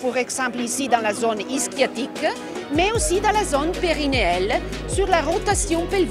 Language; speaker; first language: French; non-native, fluent; Italian